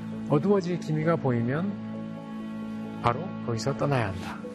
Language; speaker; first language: Korean; native; Korean